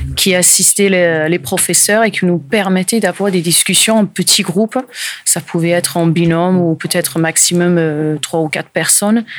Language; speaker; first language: French; non-native, fluent; English